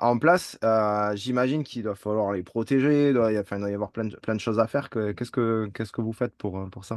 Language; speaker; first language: French; native; French